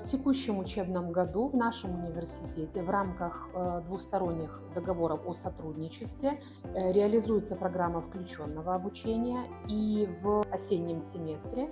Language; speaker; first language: Russian; native; Russian